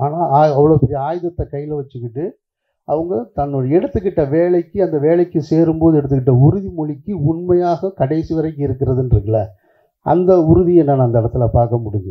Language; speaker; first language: Tamil; native; Tamil